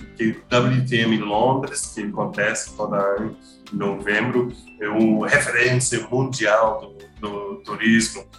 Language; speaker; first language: Portuguese; non-native, fluent; English